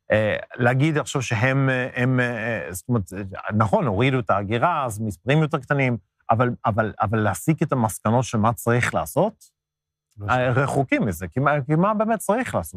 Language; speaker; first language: Hebrew; non-native, fluent; Swedish